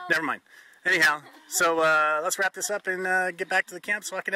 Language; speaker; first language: English; native; English